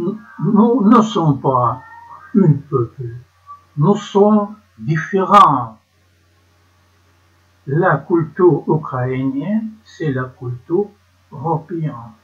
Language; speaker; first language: French; non-native, learner; Ukrainian